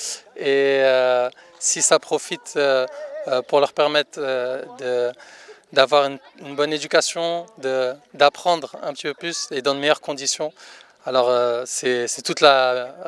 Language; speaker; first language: French; native; French